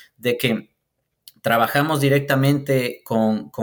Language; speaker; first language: Spanish; native; Spanish